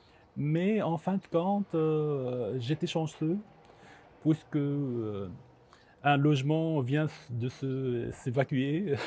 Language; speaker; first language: French; non-native, local second language; Arabic